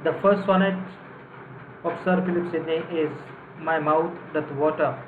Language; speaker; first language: English; non-native, local second language; Marathi